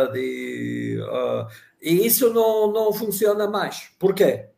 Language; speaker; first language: Portuguese; non-native, fluent; Russian